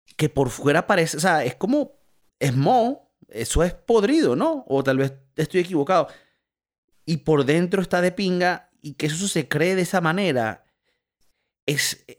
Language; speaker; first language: Spanish; native; Spanish